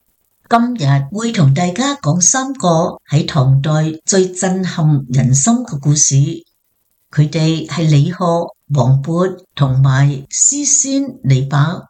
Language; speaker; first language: Chinese; native; Chinese